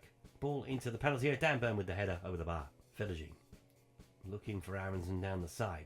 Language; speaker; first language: English; native; English